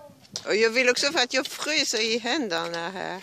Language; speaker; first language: Swedish; non-native, fluent; French